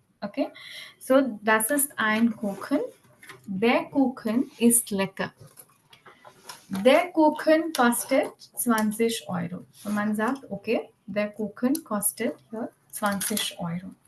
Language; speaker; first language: German; non-native, fluent; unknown